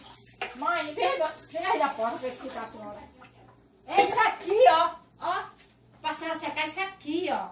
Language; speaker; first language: Portuguese; native; Portuguese